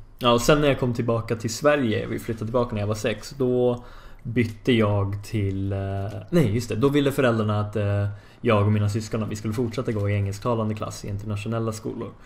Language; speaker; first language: Swedish; native; Swedish